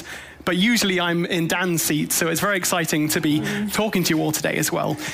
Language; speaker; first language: English; native; English